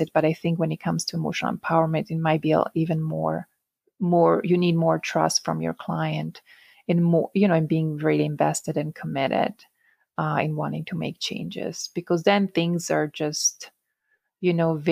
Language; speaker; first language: English; non-native, fluent; Italian